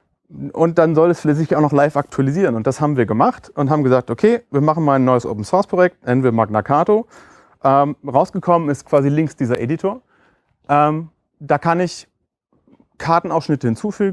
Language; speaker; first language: German; native; German